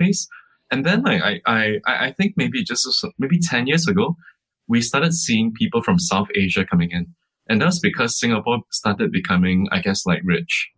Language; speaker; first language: English; native; English